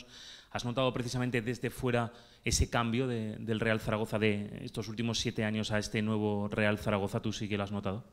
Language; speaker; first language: Spanish; native; Spanish